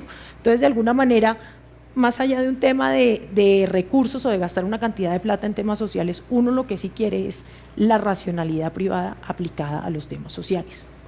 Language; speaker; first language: Spanish; native; Spanish